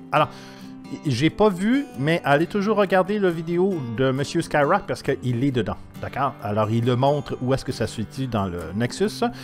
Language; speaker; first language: French; native; French